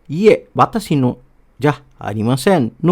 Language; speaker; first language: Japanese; non-native, fluent; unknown